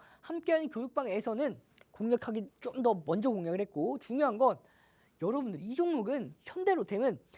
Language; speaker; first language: Korean; native; Korean